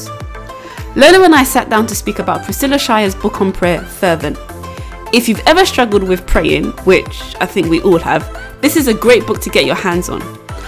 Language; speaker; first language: English; native; English